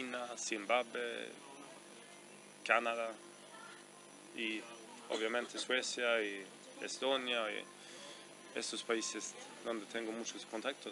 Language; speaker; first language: Spanish; non-native, fluent; Swedish